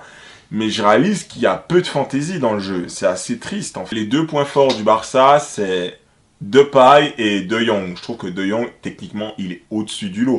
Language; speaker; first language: French; native; French